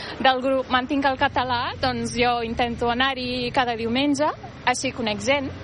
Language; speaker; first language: Catalan; non-native, fluent; Turkish